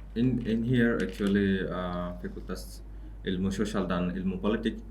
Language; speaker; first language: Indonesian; non-native, learner; Bangla